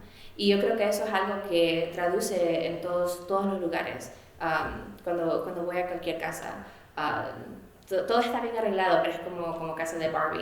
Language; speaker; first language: Spanish; early bilingual, heritage; Spanish